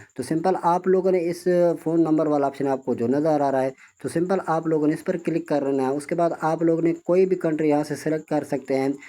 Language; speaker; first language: Urdu; non-native, local second language; Punjabi